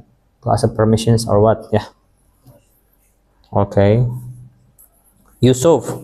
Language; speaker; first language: English; non-native, fluent; Indonesian